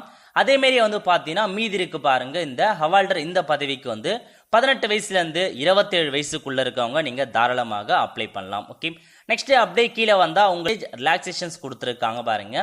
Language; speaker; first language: Tamil; native; Tamil